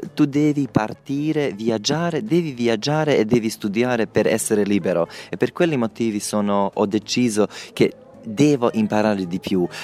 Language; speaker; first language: Italian; non-native, fluent; Bosnian